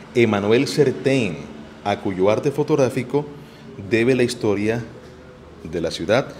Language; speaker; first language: Spanish; native; Spanish